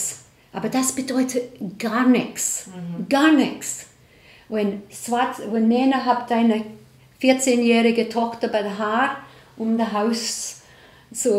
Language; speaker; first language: German; non-native, learner; English